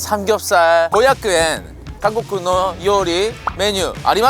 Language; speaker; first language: Korean; native; Korean